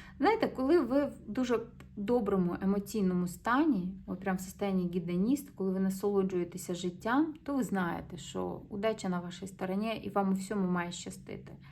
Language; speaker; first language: Ukrainian; non-native, local second language; Russian